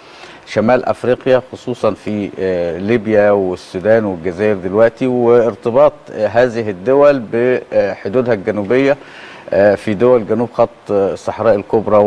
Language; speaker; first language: Arabic; native; Arabic